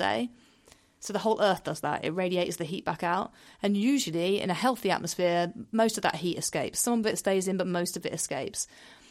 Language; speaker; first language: English; native; English